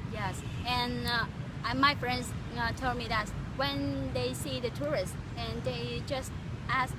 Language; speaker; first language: English; non-native, learner; Vietnamese